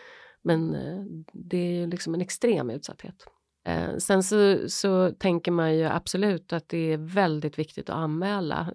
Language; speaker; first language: Swedish; native; Swedish